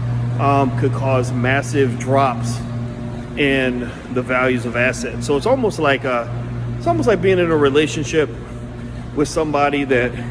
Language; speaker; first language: English; native; English